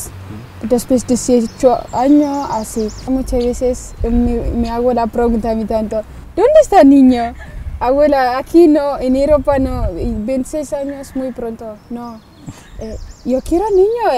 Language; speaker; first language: Spanish; non-native, learner; Tigrinya